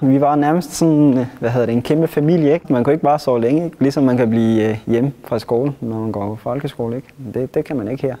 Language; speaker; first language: Danish; early bilingual, other home language; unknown